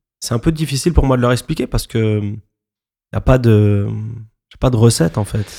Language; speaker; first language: French; native; French